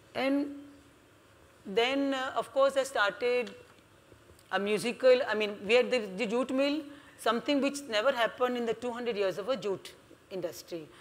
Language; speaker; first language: English; non-native, local second language; Hindi